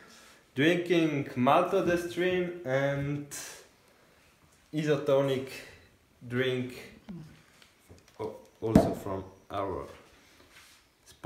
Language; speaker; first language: English; non-native, fluent; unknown